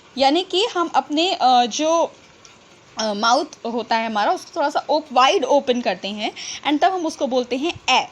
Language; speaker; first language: Hindi; native; Hindi